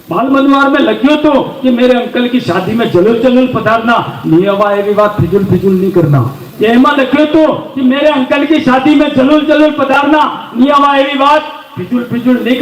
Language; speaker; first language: Hindi; non-native, local second language; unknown